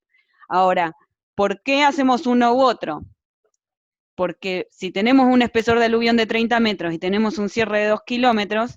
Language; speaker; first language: Spanish; native; Spanish